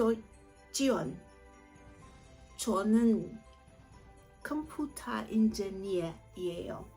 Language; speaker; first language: Korean; non-native, learner; English